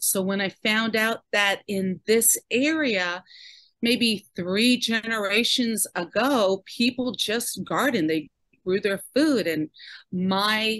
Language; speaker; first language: English; native; English